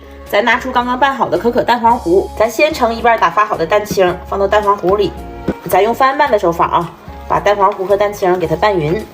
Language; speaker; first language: Chinese; native; Chinese